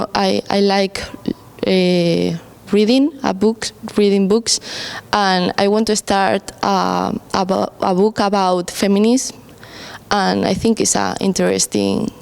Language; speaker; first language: English; non-native, learner; Spanish